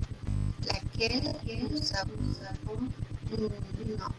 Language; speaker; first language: French; non-native, fluent; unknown